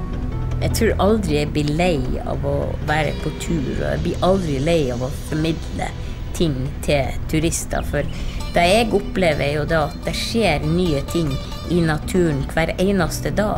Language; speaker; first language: Norwegian; native; Norwegian